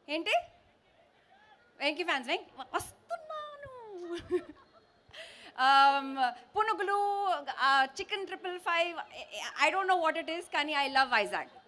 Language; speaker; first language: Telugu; non-native, learner; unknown